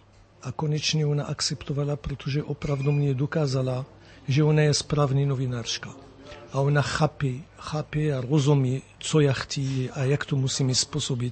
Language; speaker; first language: Czech; non-native, learner; French